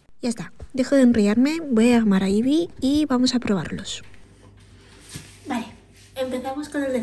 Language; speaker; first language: Spanish; native; Spanish